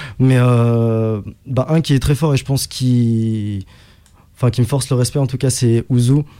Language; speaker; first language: French; early bilingual, other home language; Arabic